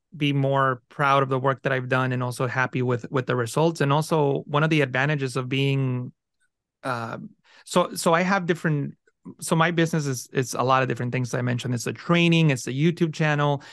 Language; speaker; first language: English; early bilingual, other home language; Spanish